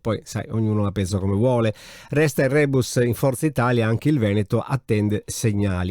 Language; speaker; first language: Italian; native; Italian